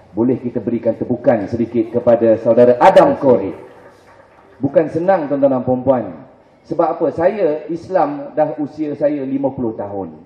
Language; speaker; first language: Malay; native; Malay